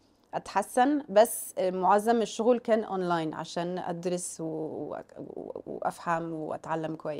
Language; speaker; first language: Arabic; non-native, fluent; French